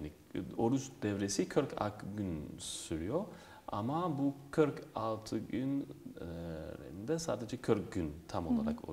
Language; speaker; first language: Turkish; non-native, fluent; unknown